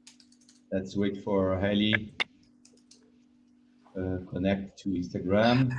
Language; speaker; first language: English; non-native, learner; Portuguese